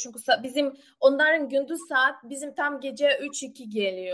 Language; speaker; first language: Turkish; non-native, learner; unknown